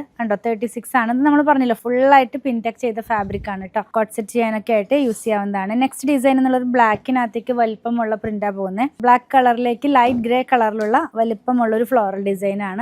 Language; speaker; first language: Malayalam; native; Malayalam